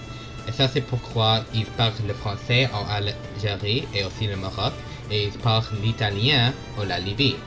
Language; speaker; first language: French; non-native, learner; English